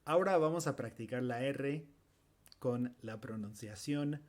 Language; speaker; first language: Spanish; non-native, fluent; English